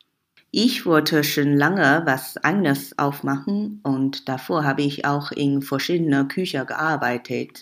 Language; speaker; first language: German; non-native, fluent; Chinese